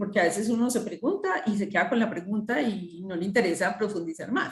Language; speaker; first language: Spanish; native; Spanish